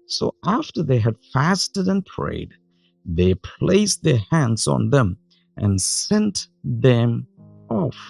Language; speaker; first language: English; non-native, local second language; Malayalam